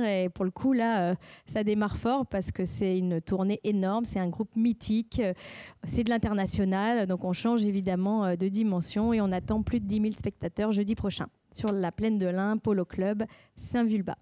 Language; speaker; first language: French; native; French